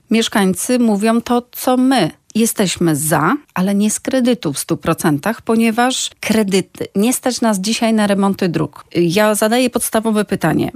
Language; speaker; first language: Polish; native; Polish